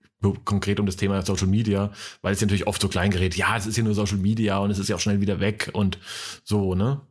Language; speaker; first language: German; native; German